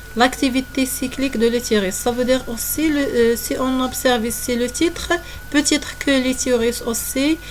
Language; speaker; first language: French; non-native, local second language; Arabic